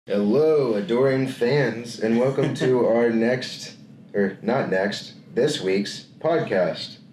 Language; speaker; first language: English; native; English